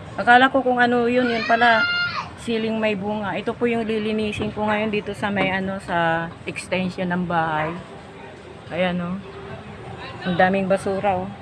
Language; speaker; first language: Filipino; native; Filipino